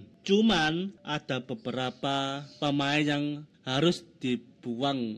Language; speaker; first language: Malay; non-native, local second language; Javanese